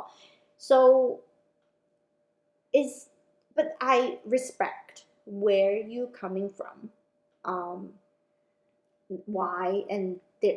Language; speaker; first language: English; non-native, local second language; Cantonese